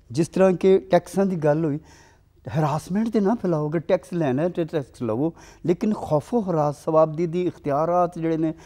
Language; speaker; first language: Punjabi; native; Punjabi